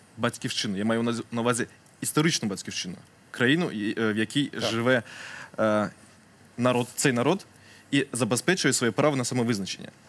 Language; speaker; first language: Ukrainian; non-native, local second language; Crimean Tatar